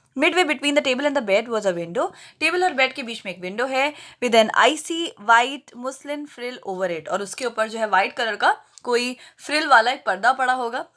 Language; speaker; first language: Hindi; native; Hindi